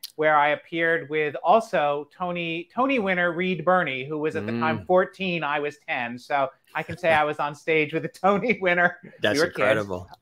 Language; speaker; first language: English; native; English